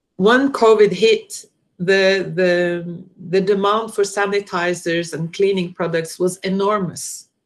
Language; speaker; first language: English; non-native, fluent; Norwegian